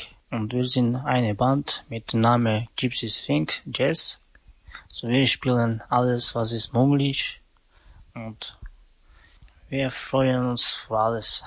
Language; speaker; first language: German; non-native, learner; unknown